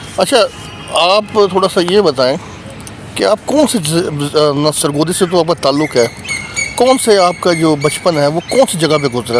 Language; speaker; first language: Urdu; native; Urdu